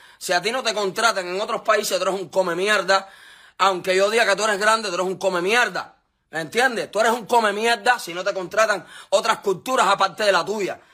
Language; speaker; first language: Spanish; native; Spanish